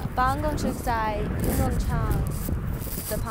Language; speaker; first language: Chinese; non-native, learner; English